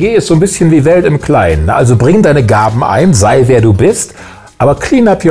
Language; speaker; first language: German; native; German